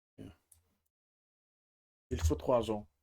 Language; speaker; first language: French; non-native, learner; Russian